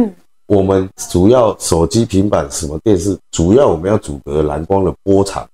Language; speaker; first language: Chinese; native; Chinese